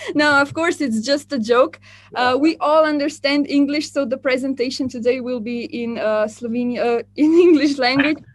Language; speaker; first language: English; non-native, fluent; Slovenian